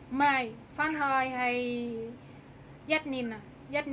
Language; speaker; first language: Cantonese; non-native, fluent; Javanese